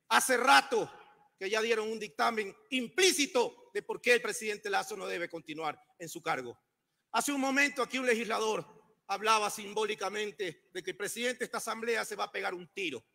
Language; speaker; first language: Spanish; native; Spanish